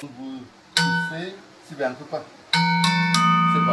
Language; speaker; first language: French; non-native, learner; Indonesian